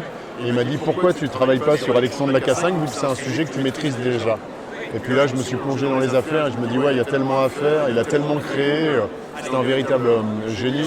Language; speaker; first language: French; native; French